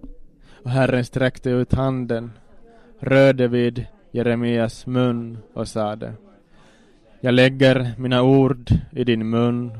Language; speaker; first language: Swedish; non-native, local second language; Finnish